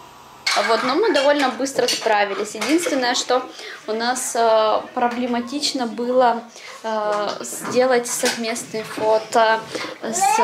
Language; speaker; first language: Russian; native; Russian